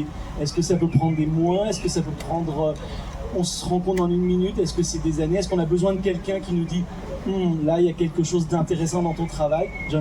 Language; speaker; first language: French; native; French